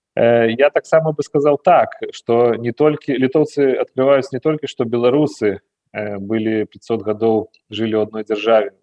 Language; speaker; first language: Belarusian; non-native, fluent; Lithuanian